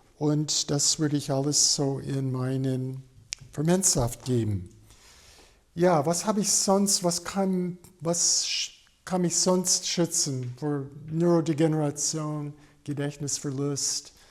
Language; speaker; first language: German; non-native, fluent; English